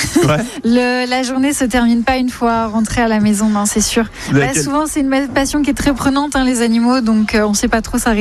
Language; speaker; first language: French; native; French